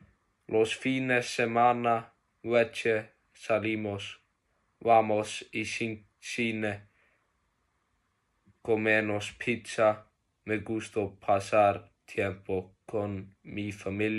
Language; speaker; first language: Spanish; non-native, learner; Icelandic